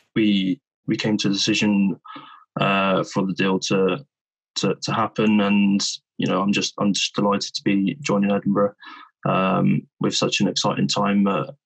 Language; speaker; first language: English; native; English